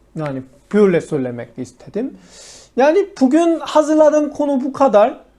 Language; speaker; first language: Turkish; non-native, fluent; Korean